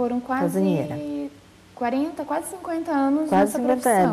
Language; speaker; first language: Portuguese; native; Portuguese